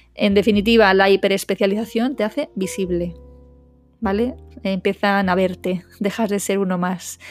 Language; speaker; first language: Spanish; native; Spanish